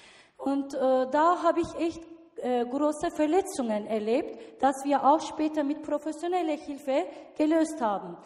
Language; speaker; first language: German; non-native, learner; Turkish